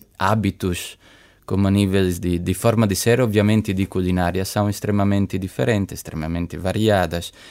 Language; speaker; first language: Portuguese; non-native, fluent; Italian